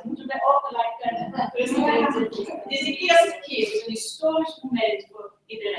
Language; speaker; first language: Dutch; non-native, fluent; English